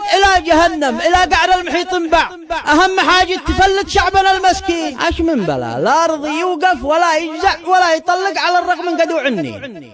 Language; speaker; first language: Arabic; native; Arabic